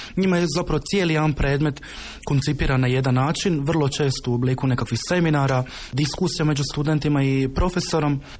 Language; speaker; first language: Croatian; native; Croatian